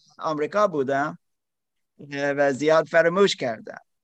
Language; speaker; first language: Persian; non-native, learner; German